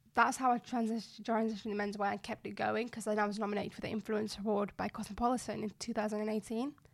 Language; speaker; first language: English; native; English